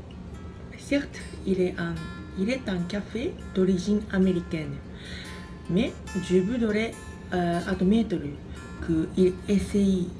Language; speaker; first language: French; non-native, fluent; Japanese